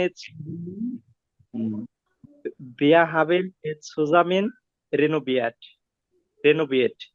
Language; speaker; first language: German; non-native, learner; Bangla